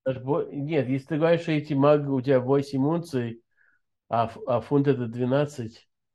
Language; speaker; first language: Russian; early bilingual, heritage; Russian